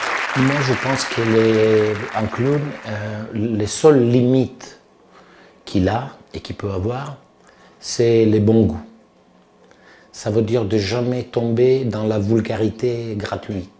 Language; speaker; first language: French; non-native, fluent; Italian